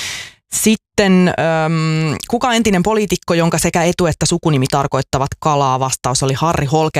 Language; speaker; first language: Finnish; native; Finnish